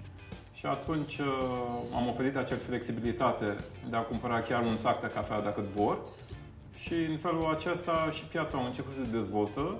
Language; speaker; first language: Romanian; non-native, fluent; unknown